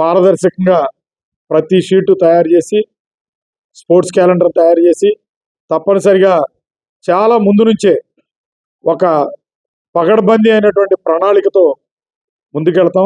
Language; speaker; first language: Telugu; native; Telugu